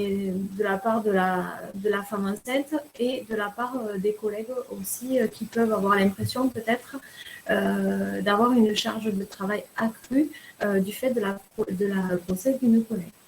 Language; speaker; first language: French; native; French